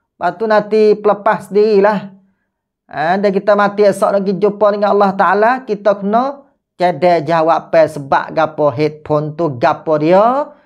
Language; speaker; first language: Malay; native; Malay